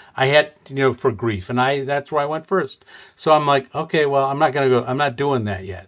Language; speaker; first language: English; native; English